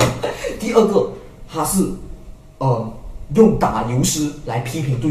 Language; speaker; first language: Chinese; native; Chinese